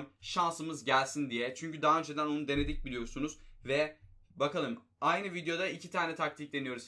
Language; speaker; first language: Turkish; native; Turkish